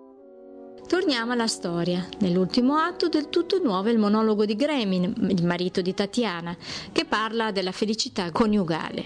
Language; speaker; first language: Italian; native; Italian